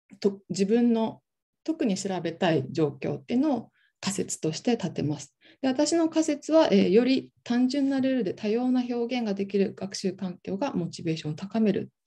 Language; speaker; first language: Japanese; native; Japanese